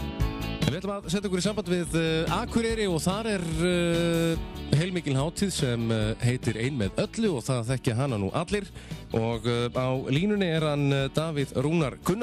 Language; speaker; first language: Icelandic; native; Icelandic